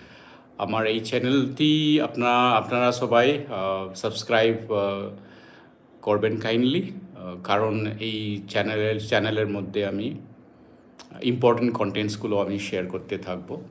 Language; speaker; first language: Bangla; non-native, local second language; Assamese